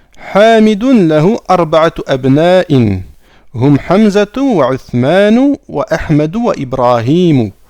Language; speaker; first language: Arabic; non-native, fluent; French